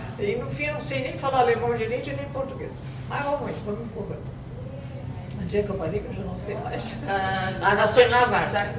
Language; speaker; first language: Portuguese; non-native, local second language; German